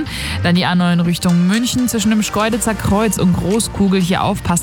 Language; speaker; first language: German; native; German